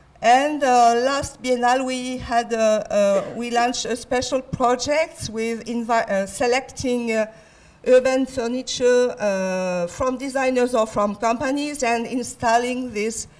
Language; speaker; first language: English; non-native, fluent; French